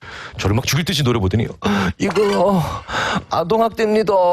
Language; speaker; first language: Korean; native; Korean